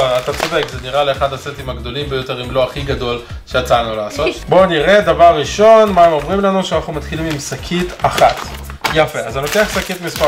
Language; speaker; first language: Hebrew; native; Hebrew